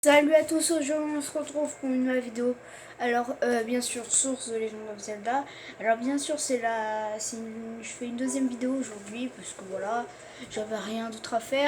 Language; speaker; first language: French; native; French